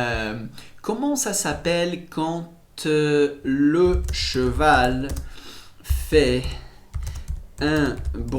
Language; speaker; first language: French; non-native, fluent; Portuguese